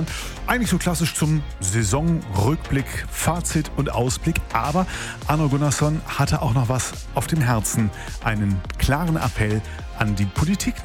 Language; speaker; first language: German; native; German